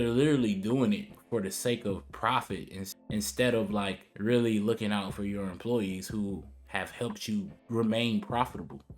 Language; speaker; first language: English; native; English